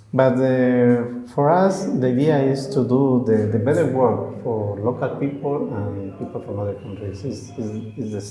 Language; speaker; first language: English; non-native, learner; Spanish